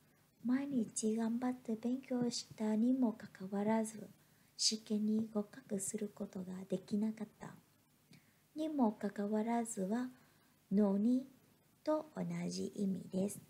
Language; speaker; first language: Japanese; non-native, fluent; Vietnamese